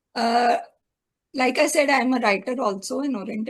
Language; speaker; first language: English; non-native, local second language; Hindi